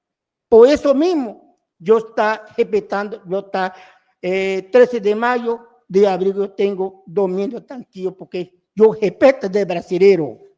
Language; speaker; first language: Portuguese; non-native, learner; Spanish